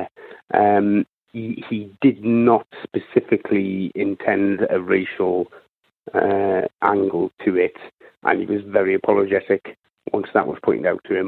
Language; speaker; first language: English; native; English